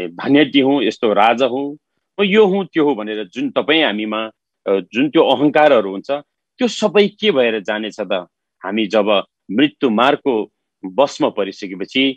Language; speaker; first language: Nepali; non-native, local second language; Eastern Tamang